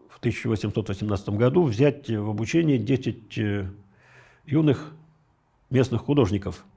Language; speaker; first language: Russian; native; Russian